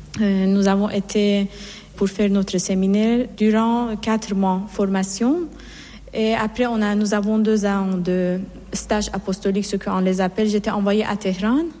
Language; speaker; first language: French; non-native, fluent; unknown